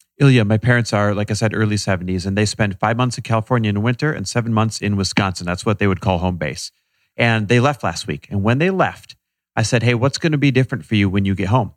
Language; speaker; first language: English; native; English